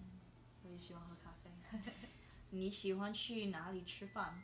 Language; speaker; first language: Chinese; non-native, learner; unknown